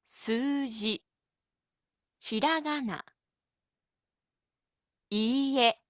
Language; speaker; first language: Japanese; non-native, learner; Filipino